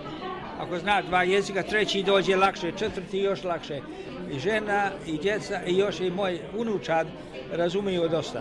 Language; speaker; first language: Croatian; early bilingual, heritage; Serbian